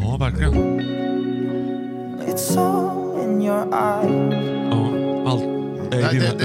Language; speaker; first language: Swedish; native; Swedish